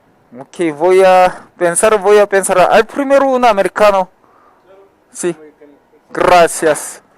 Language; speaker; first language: Spanish; non-native, learner; Korean